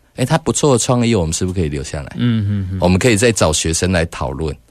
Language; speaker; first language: Chinese; native; Chinese